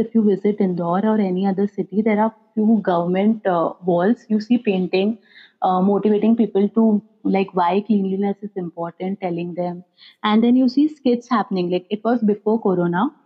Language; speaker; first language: English; non-native, local second language; Hindi